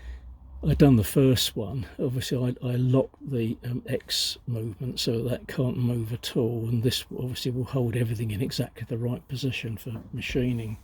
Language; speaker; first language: English; native; English